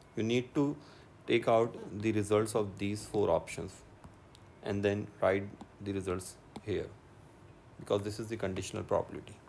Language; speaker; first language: English; non-native, local second language; Urdu